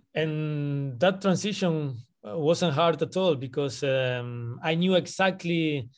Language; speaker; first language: English; non-native, fluent; Spanish